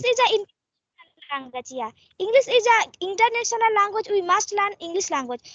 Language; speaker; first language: English; non-native, learner; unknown